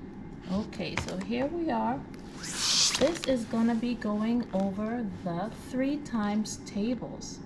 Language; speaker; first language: English; native; English